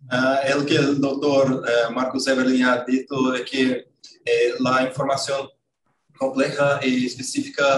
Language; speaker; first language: Spanish; non-native, fluent; Portuguese